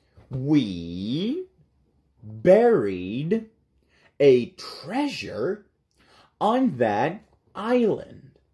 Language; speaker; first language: English; non-native, fluent; Portuguese